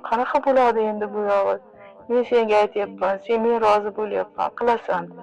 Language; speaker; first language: Uzbek; native; Uzbek